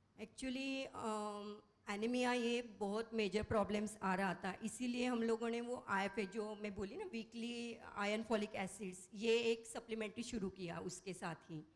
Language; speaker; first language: Hindi; non-native, local second language; Marathi